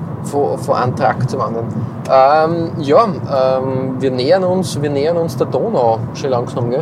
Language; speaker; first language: German; native; German